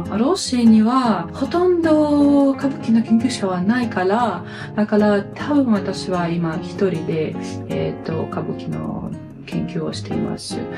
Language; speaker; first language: Japanese; non-native, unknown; Russian